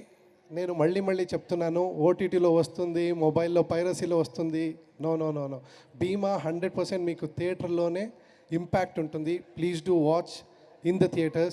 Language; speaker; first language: Telugu; non-native, learner; Kannada